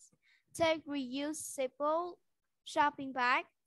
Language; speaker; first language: English; non-native, learner; Vietnamese